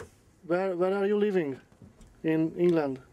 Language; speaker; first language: English; non-native, learner; Hungarian